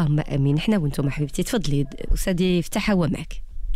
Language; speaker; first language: Arabic; native; Arabic